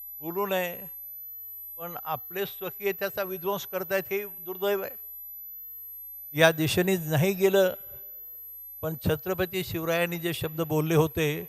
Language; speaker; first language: Marathi; native; Marathi